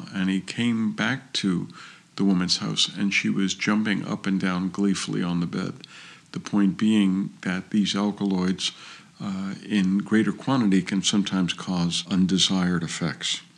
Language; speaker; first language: English; native; English